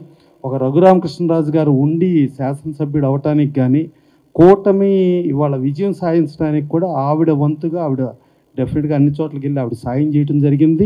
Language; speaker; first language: Telugu; native; Telugu